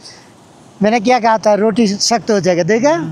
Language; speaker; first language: Hindi; non-native, learner; Bangla